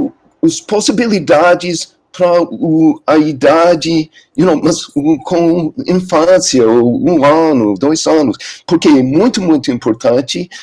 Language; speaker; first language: Portuguese; non-native, learner; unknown